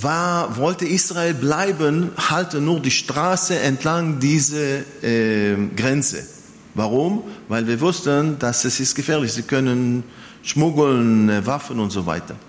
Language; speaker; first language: German; non-native, fluent; Hebrew